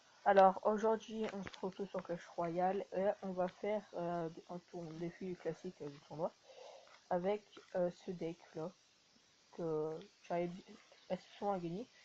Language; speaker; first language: French; native; French